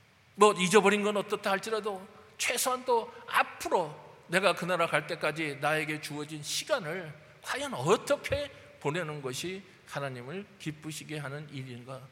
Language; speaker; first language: Korean; native; Korean